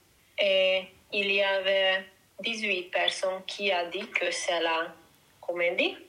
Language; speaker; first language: French; non-native, learner; Hungarian